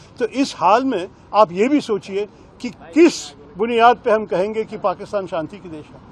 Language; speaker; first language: Hindi; non-native, local second language; Malayalam